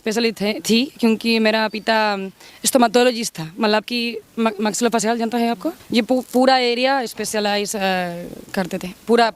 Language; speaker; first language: Hindi; non-native, learner; Spanish